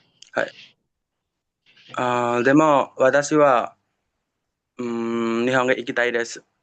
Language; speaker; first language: Japanese; non-native, learner; Indonesian